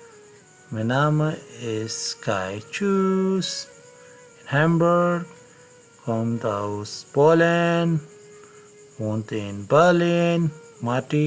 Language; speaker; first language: German; non-native, learner; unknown